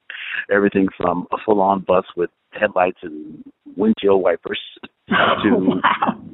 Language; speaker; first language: English; native; English